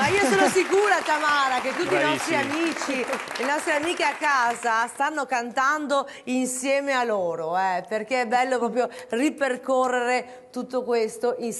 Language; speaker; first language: Italian; native; Italian